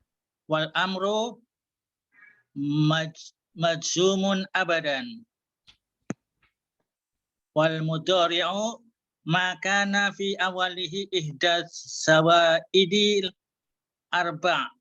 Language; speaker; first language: Arabic; non-native, learner; Indonesian